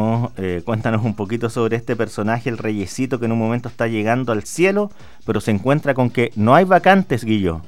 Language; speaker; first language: Spanish; native; Spanish